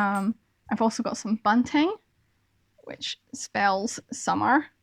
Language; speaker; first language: English; native; English